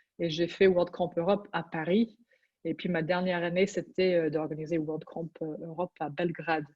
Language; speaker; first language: French; non-native, fluent; English